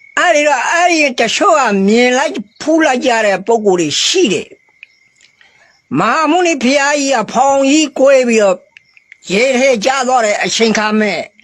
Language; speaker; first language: Burmese; native; Burmese